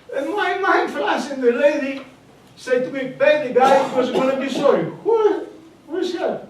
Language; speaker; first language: English; non-native, learner; Greek